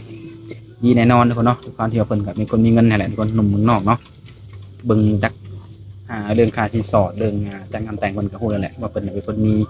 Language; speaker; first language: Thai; non-native, local second language; Northeastern Thai